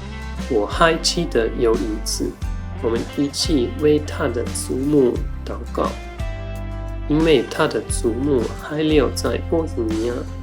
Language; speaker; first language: Chinese; non-native, fluent; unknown